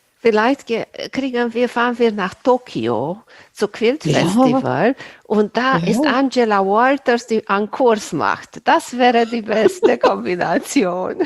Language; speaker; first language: German; non-native, fluent; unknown